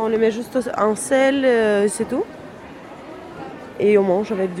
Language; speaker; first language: French; non-native, fluent; Russian